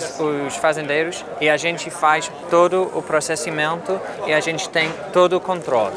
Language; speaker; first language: Portuguese; non-native, fluent; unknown